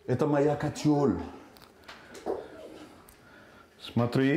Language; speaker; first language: Russian; non-native, learner; Spanish